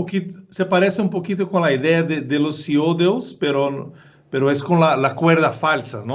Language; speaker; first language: Spanish; non-native, fluent; Portuguese